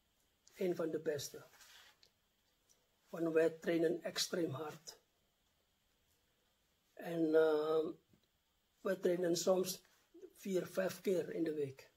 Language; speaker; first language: Dutch; non-native, fluent; Indonesian